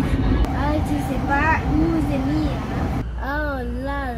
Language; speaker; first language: French; early bilingual, heritage; French